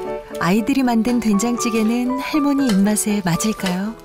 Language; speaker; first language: Korean; native; Korean